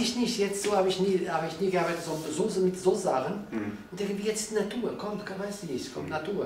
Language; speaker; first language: German; non-native, learner; Portuguese